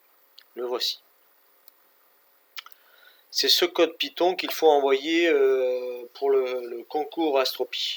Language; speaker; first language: French; native; French